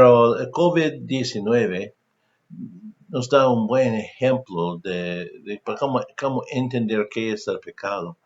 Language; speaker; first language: Spanish; non-native, fluent; English